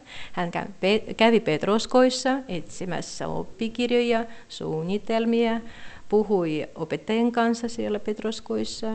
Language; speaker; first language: Finnish; non-native, fluent; Russian